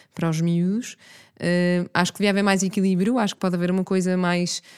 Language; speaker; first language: Portuguese; native; Portuguese